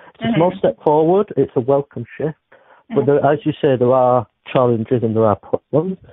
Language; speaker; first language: English; native; English